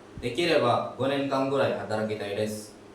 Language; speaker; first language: Japanese; non-native, learner; Indonesian